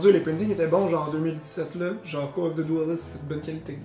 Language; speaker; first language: French; native; French